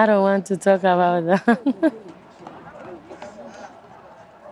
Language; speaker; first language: English; non-native, learner; Spanish